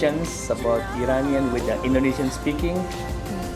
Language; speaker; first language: English; non-native, learner; Indonesian